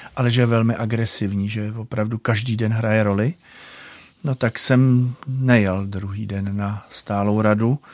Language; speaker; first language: Czech; native; Czech